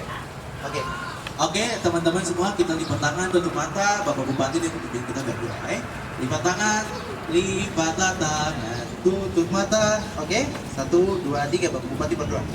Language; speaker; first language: Malay; native; Malay